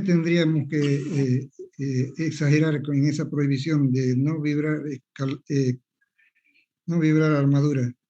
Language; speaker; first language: Spanish; native; Spanish